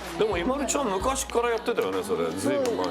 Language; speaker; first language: Japanese; native; Japanese